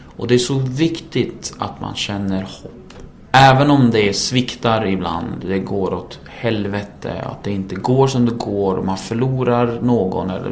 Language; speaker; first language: Swedish; early bilingual, other home language; Kurdish